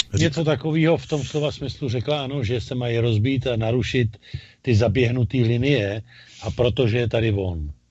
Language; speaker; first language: Czech; native; Czech